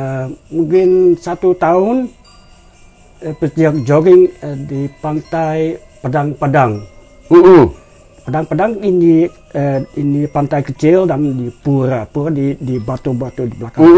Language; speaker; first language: Indonesian; non-native, learner; Dutch